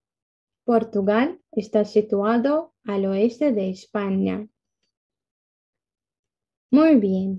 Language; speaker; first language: Spanish; non-native, fluent; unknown